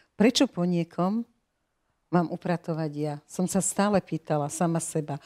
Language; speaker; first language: Slovak; native; Slovak